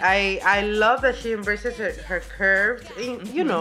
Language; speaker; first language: English; non-native, fluent; Spanish